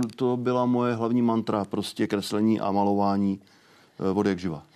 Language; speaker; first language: Czech; native; Czech